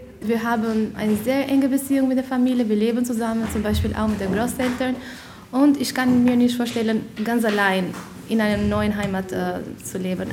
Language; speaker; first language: German; non-native, fluent; Albanian